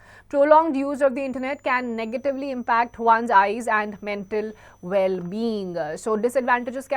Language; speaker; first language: English; non-native, local second language; Hindi